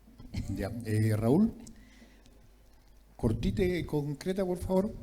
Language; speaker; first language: Spanish; native; Spanish